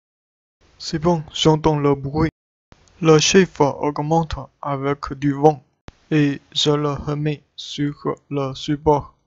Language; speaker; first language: French; non-native, learner; Chinese